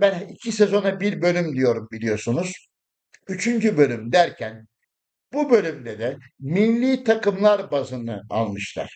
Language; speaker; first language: Turkish; native; Turkish